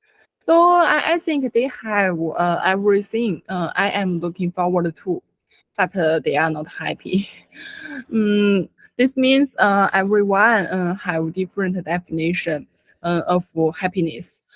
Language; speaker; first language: English; non-native, learner; Chinese